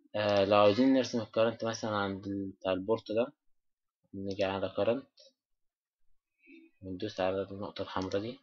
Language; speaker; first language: Arabic; native; Arabic